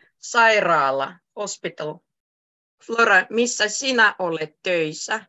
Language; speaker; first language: Finnish; native; Finnish